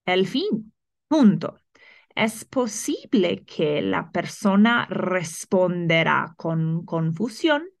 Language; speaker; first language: Spanish; non-native, fluent; English